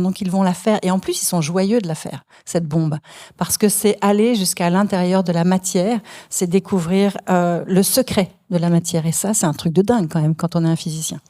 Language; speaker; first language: French; native; French